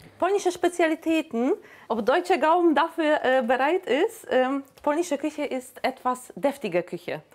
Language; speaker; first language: German; non-native, fluent; Polish